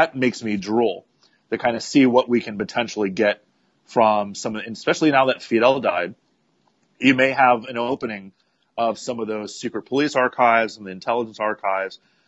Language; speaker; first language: English; native; English